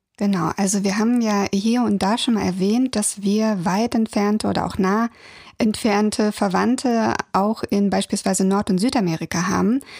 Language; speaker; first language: German; early bilingual, other home language; Russian